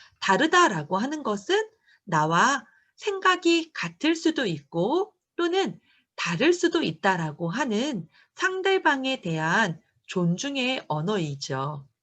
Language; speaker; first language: Korean; native; Korean